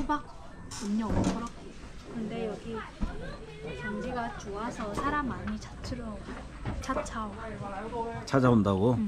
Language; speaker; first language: Korean; non-native, fluent; Vietnamese